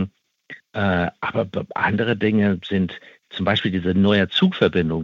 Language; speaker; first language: German; non-native, fluent; English